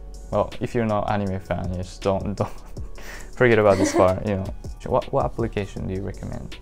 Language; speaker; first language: English; non-native, fluent; Japanese